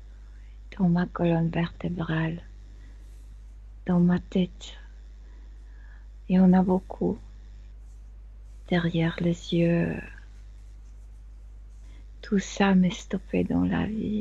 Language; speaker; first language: French; non-native, fluent; Spanish